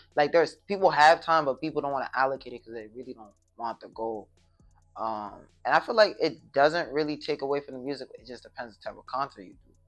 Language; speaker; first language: English; native; English